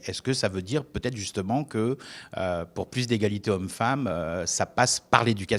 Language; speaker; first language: French; native; French